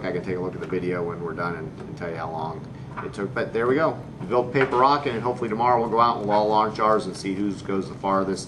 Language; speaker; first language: English; native; English